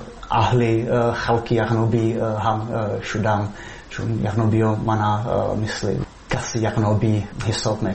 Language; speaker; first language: Tajik; non-native, fluent; Czech